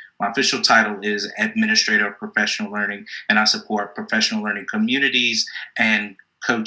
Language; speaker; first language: English; native; English